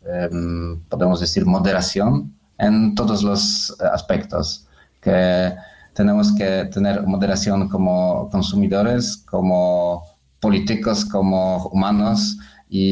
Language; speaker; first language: Spanish; non-native, learner; Polish